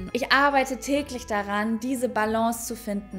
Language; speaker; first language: German; native; German